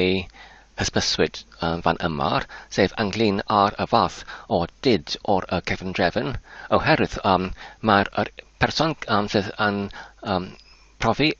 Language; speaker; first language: Welsh; non-native, learner; English